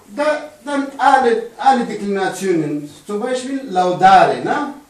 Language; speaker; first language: German; non-native, fluent; Pashto